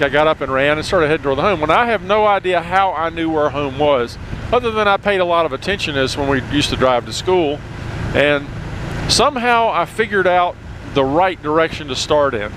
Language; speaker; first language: English; native; English